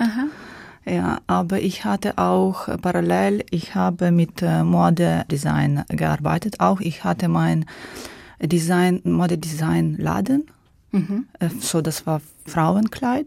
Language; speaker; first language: German; non-native, learner; Ukrainian